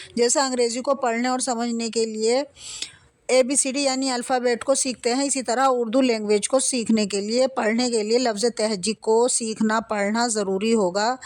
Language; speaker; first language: Hindi; native; Hindi